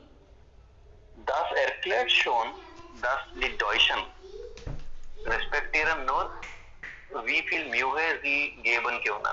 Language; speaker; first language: German; non-native, fluent; Hindi